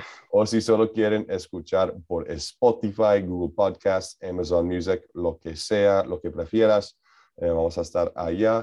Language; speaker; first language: Spanish; non-native, learner; English